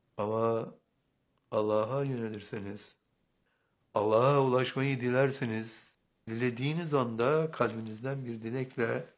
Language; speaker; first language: Turkish; native; Turkish